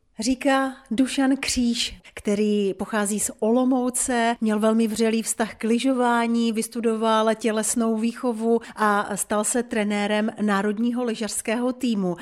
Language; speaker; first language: Czech; native; Czech